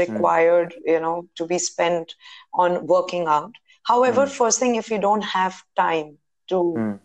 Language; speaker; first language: English; non-native, local second language; Hindi